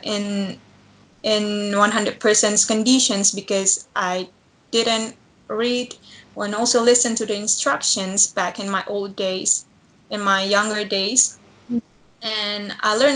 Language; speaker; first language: English; non-native, learner; Indonesian